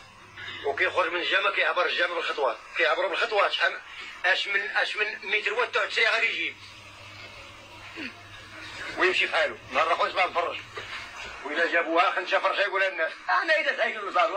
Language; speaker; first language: Arabic; native; Arabic